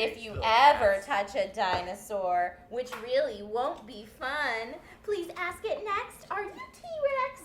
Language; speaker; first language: English; native; English